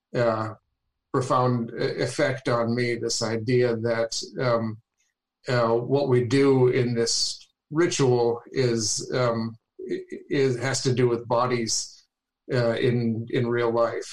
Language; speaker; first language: English; native; English